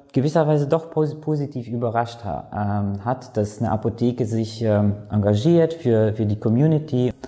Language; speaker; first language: German; non-native, fluent; Latvian